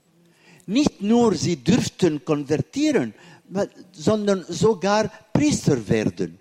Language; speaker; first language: German; non-native, fluent; Arabic